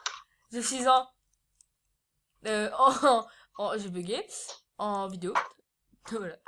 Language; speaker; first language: French; native; French